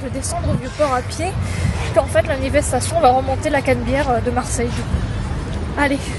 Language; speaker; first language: French; native; French